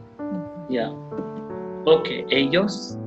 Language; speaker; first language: Spanish; non-native, fluent; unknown